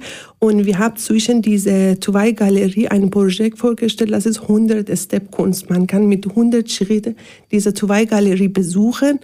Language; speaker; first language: German; non-native, learner; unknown